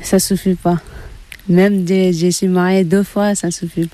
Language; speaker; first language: French; non-native, learner; Tibetan